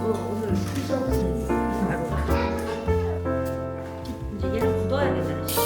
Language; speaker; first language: Korean; native; Korean